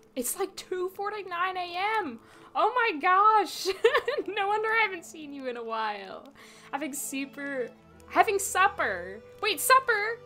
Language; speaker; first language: English; native; English